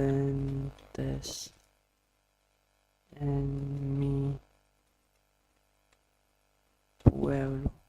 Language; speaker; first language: Spanish; non-native, learner; English